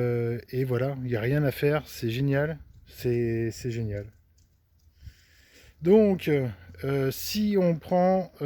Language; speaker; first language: French; native; French